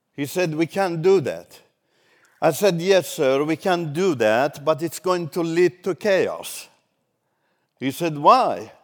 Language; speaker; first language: English; non-native, fluent; Turkish